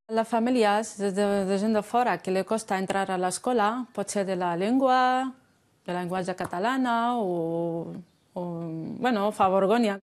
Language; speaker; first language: Catalan; non-native, learner; Arabic